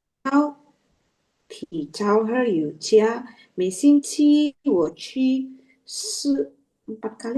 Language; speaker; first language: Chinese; non-native, learner; Indonesian